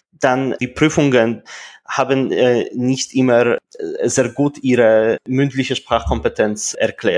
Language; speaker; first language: German; non-native, fluent; Polish